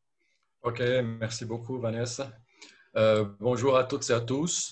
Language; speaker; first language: French; non-native, fluent; Portuguese